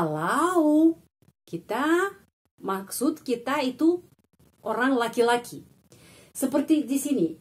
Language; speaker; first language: Indonesian; non-native, fluent; Russian